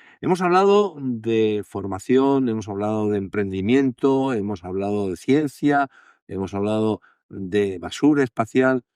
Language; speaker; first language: Spanish; native; Spanish